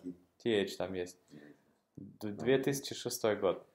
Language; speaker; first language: Russian; native; Russian